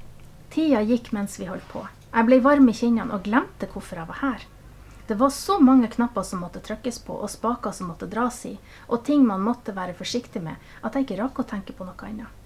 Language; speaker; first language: Norwegian; native; Norwegian